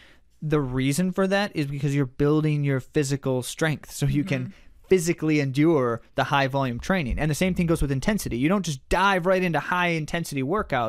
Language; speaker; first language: English; native; English